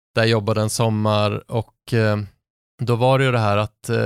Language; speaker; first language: Swedish; native; Swedish